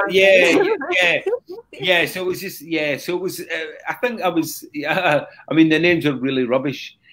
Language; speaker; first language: English; native; English